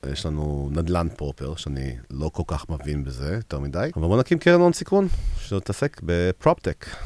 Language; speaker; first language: Hebrew; early bilingual, heritage; Hebrew